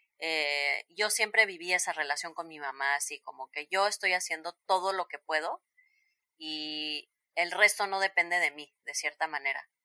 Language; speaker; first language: Spanish; native; Spanish